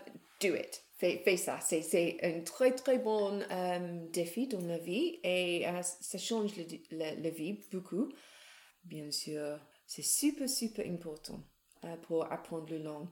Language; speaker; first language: French; non-native, learner; English